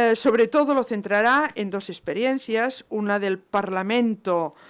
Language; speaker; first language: Spanish; non-native, local second language; Catalan